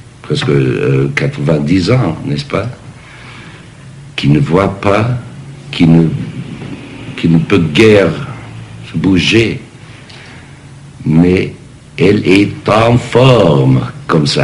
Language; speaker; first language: French; non-native, fluent; English